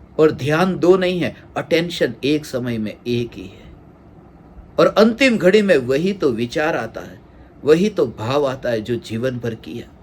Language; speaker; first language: Hindi; non-native, local second language; Gujarati